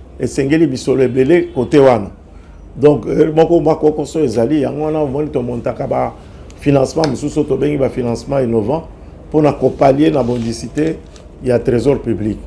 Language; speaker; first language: Lingala; non-native, local second language; Luba-Lulua